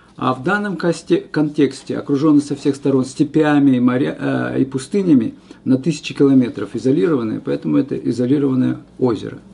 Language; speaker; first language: Russian; non-native, local second language; Kazakh